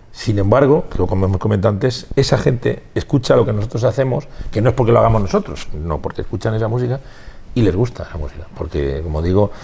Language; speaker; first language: Spanish; native; Spanish